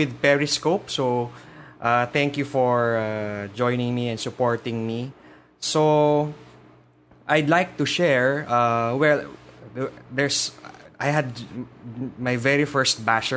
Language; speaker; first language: English; non-native, local second language; Filipino